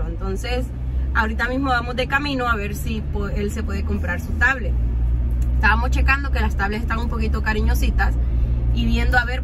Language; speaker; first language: Spanish; native; Spanish